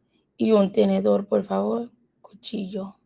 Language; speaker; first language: Spanish; non-native, learner; English